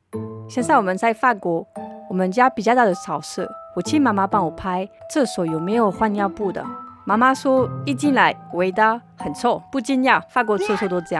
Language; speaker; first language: Chinese; non-native, fluent; French